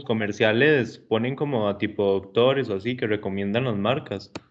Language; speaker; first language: Spanish; native; Spanish